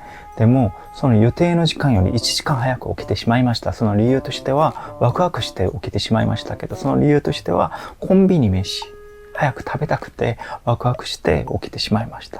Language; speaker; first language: Japanese; non-native, fluent; Korean